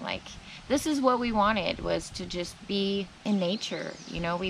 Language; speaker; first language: English; native; English